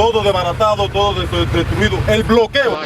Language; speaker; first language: Spanish; native; Spanish